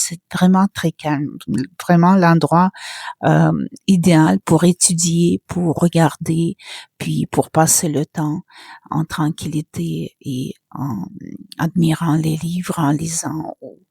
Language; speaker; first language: French; non-native, fluent; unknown